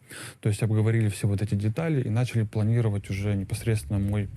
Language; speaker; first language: Russian; native; Russian